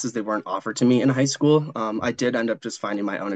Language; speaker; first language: English; native; English